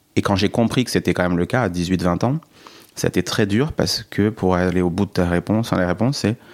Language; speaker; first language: French; native; French